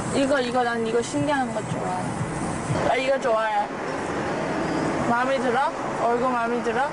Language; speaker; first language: Korean; early bilingual, heritage; English